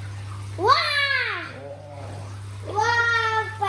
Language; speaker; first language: Japanese; native; Japanese